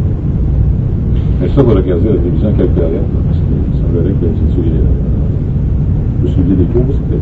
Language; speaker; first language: French; native; French